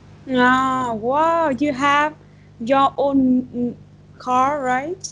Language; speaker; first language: English; non-native, fluent; Vietnamese